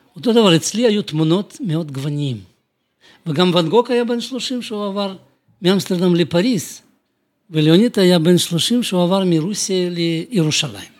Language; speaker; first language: Hebrew; non-native, fluent; Russian